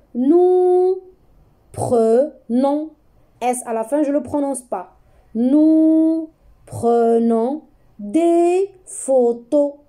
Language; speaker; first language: French; non-native, local second language; Arabic